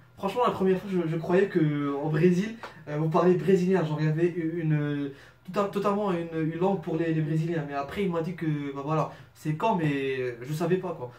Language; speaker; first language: French; non-native, local second language; Arabic